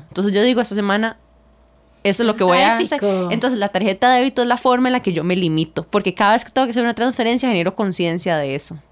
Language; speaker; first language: Spanish; native; Spanish